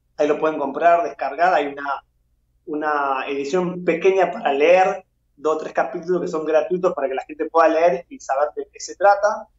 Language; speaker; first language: Spanish; native; Spanish